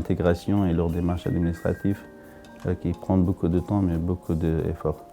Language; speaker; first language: French; non-native, fluent; Pashto